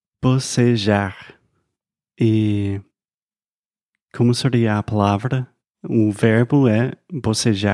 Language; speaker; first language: Portuguese; non-native, fluent; English